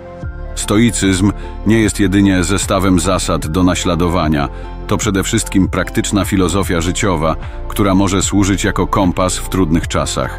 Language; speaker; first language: Polish; native; Polish